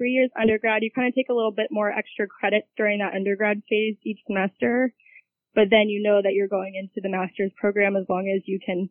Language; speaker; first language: English; native; English